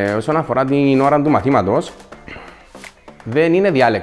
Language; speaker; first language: Greek; native; Greek